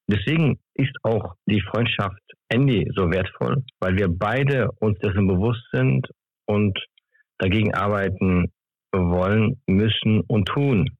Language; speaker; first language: German; early bilingual, other home language; Turkish